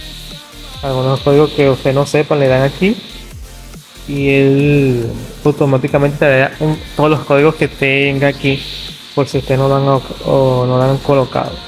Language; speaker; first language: Spanish; non-native, fluent; Portuguese